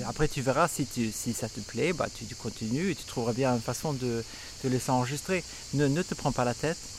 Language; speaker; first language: French; non-native, fluent; Swedish